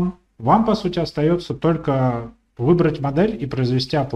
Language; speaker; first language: Russian; native; Russian